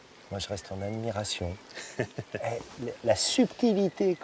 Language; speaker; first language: French; native; French